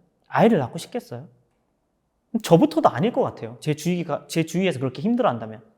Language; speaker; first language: Korean; native; Korean